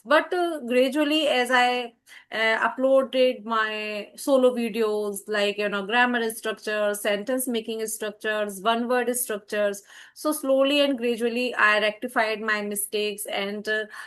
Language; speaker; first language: English; non-native, fluent; Hindi